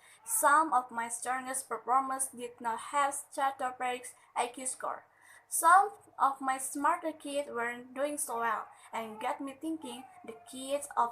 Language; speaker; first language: English; non-native, learner; Indonesian